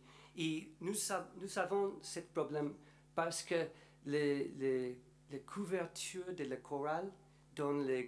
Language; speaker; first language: French; non-native, learner; English